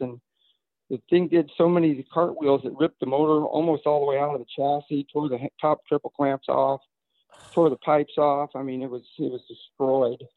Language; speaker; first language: English; native; English